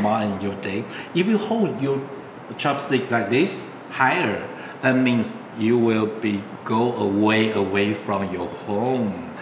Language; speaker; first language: English; non-native, learner; Chinese